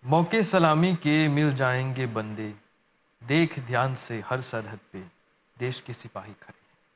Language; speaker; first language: Hindi; non-native, local second language; Morisyen